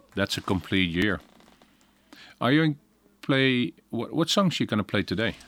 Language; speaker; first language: English; non-native, fluent; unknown